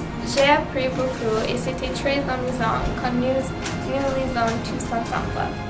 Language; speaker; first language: French; non-native, learner; English